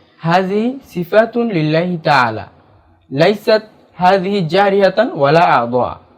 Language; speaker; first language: Arabic; non-native, learner; Bangla